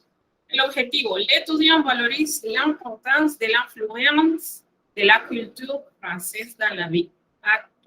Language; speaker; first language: French; non-native, fluent; Spanish